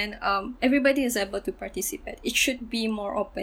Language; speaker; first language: English; non-native, local second language; Malay